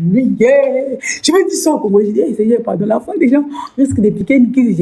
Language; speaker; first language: French; non-native, local second language; Lingala